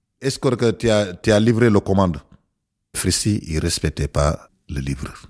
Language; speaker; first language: French; non-native, learner; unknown